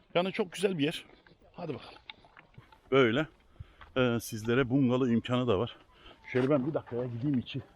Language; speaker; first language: Turkish; early bilingual, heritage; Turkish